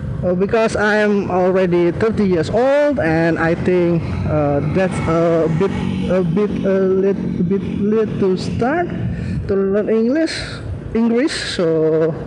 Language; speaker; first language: English; non-native, learner; Indonesian